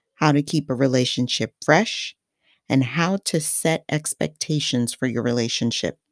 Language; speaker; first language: English; non-native, fluent; Haitian Creole